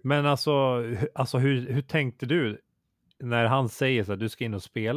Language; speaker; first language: Swedish; native; Swedish